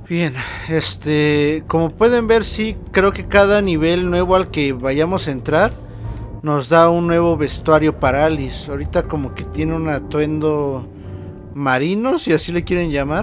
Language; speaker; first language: Spanish; native; Spanish